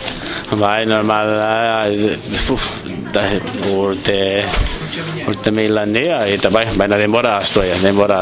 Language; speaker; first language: Basque; non-native, learner; Portuguese